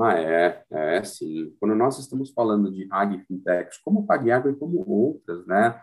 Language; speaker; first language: Portuguese; native; Portuguese